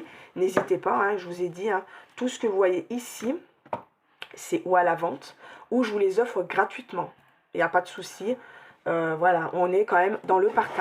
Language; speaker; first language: French; native; French